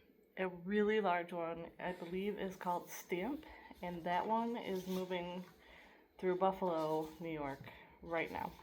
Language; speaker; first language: English; native; English